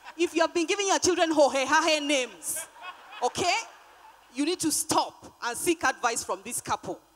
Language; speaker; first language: English; non-native, local second language; Luyia